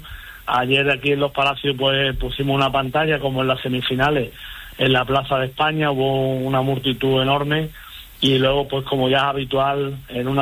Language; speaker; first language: Spanish; native; Spanish